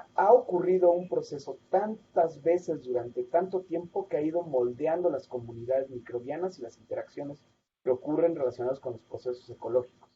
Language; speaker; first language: Spanish; native; Spanish